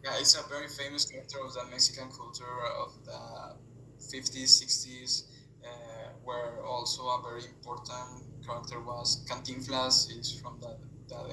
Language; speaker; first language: English; non-native, fluent; Spanish